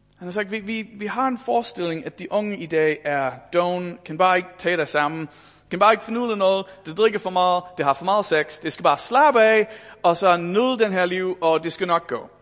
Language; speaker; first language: Danish; non-native, fluent; English